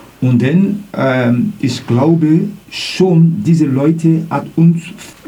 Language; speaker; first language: German; non-native, learner; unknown